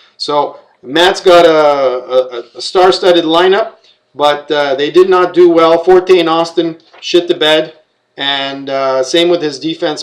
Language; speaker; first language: English; native; English